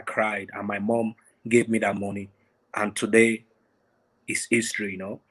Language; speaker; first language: English; non-native, local second language; Yoruba